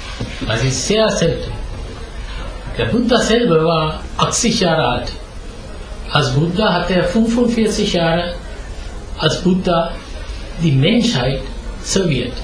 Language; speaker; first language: German; non-native, fluent; Sinhala